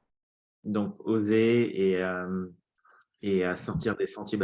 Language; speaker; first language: French; native; French